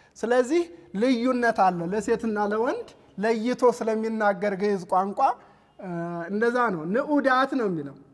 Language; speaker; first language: Amharic; native; Amharic